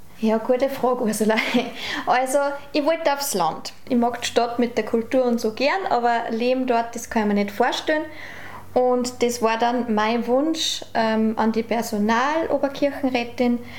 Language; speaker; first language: German; native; German